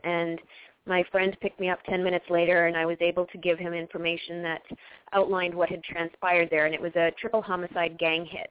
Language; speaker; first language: English; native; English